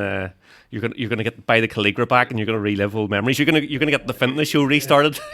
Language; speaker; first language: English; native; English